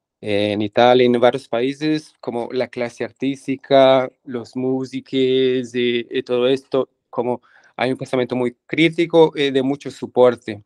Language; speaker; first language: Spanish; non-native, fluent; Portuguese